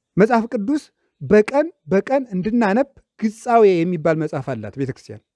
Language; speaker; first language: Amharic; native; Amharic